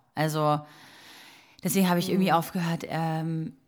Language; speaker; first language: German; early bilingual, other home language; Croatian